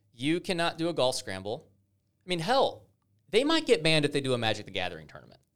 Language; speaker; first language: English; native; English